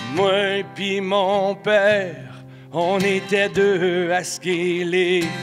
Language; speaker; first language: French; native; French